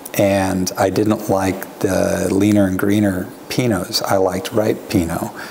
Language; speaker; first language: English; native; English